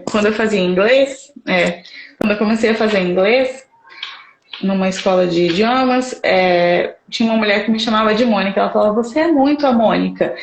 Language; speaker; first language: Portuguese; native; Portuguese